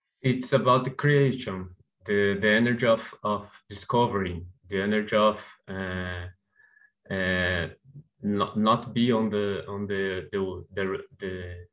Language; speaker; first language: English; non-native, learner; Portuguese